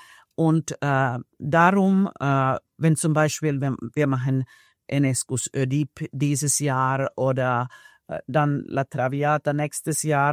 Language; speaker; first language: German; non-native, fluent; Finnish